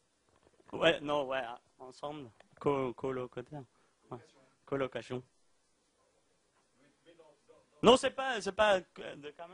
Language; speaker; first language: French; non-native, learner; Dutch